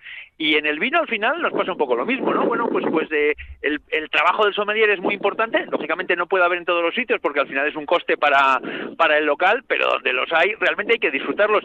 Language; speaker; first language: Spanish; native; Spanish